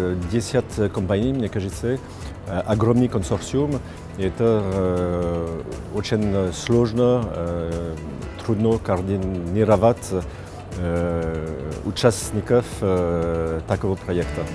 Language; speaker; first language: Russian; non-native, fluent; French